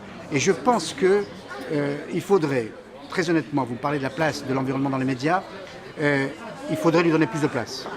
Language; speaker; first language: French; native; French